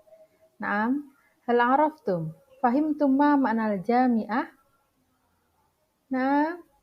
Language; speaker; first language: Arabic; non-native, fluent; Indonesian